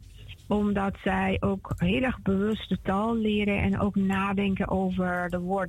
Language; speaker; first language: Dutch; non-native, fluent; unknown